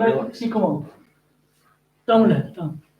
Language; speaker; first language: Czech; non-native, learner; Korean